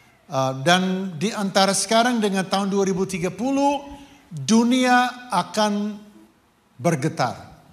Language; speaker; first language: Indonesian; non-native, fluent; English